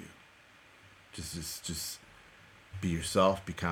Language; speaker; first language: English; early bilingual, other home language; Spanish